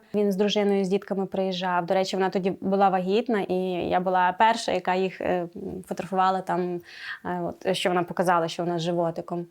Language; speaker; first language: Ukrainian; native; Ukrainian